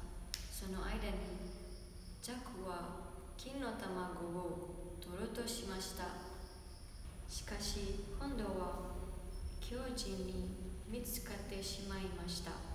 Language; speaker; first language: Japanese; non-native, learner; Indonesian